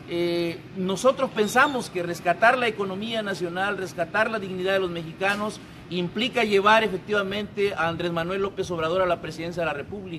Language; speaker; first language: Spanish; native; Spanish